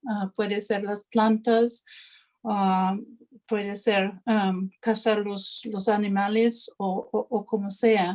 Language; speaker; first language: Spanish; non-native, fluent; English